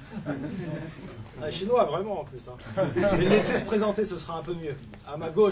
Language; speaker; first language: French; native; French